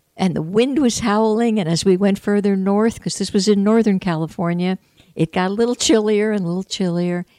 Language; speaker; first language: English; native; English